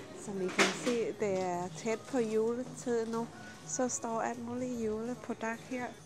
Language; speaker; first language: Danish; non-native, learner; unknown